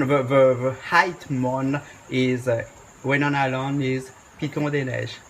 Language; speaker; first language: English; non-native, learner; Réunion Creole French